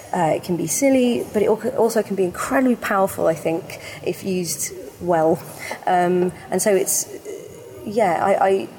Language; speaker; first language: English; native; English